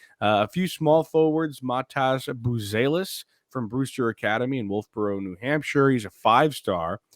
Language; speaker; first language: English; native; English